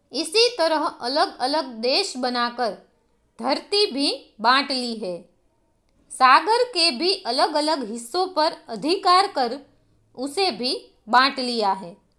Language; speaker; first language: Hindi; non-native, local second language; Gujarati